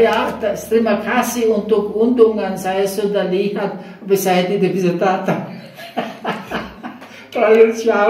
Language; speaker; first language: Indonesian; non-native, fluent; German